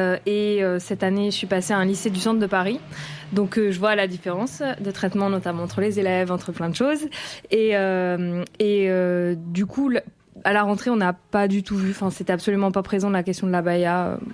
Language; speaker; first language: French; native; French